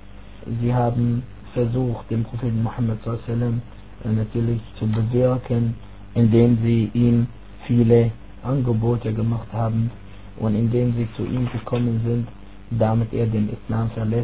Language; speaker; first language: German; non-native, fluent; Arabic